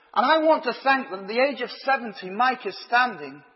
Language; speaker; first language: English; native; English